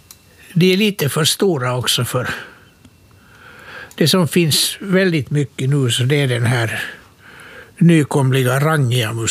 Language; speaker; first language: Swedish; native; Swedish